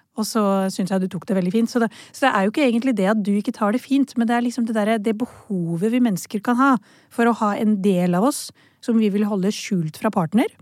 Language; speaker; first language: Norwegian; early bilingual, other home language; Urdu